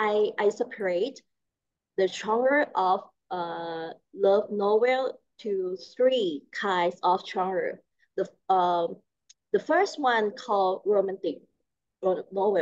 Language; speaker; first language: English; non-native, learner; Thai